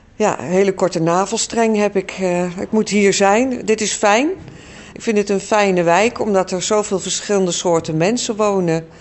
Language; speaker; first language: Dutch; native; Dutch